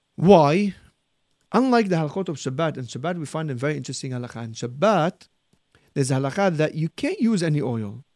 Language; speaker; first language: English; early bilingual, heritage; Arabic